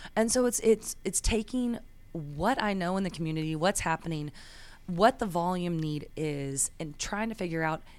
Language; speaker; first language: English; native; English